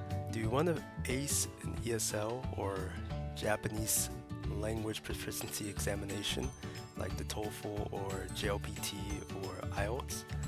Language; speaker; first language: English; native; English